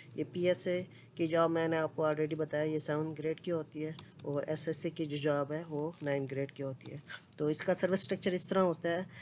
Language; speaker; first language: Urdu; non-native, local second language; Punjabi